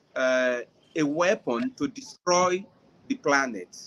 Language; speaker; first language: English; non-native, local second language; Yoruba